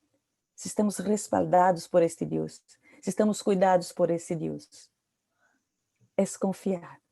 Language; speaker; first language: Portuguese; non-native, learner; Spanish